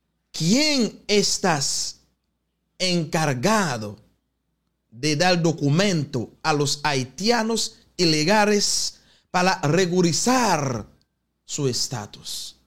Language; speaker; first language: Spanish; non-native, fluent; Haitian Creole